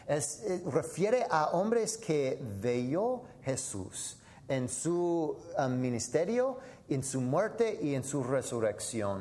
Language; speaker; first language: Spanish; non-native, fluent; English